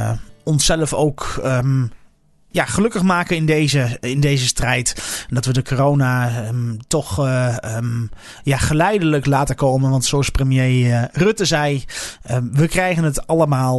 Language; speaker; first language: Dutch; native; Dutch